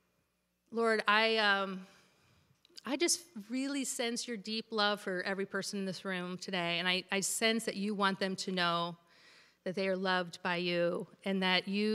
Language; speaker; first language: English; native; English